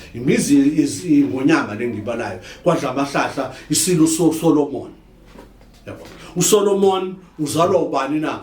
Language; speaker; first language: Zulu; native; Zulu